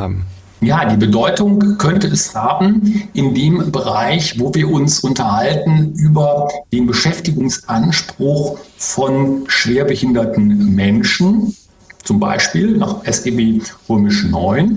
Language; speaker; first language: German; native; German